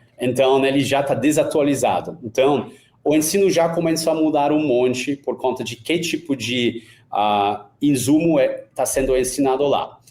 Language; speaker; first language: Portuguese; non-native, fluent; Hungarian